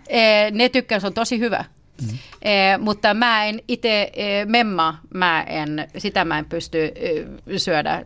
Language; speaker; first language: Finnish; early bilingual, heritage; Swedish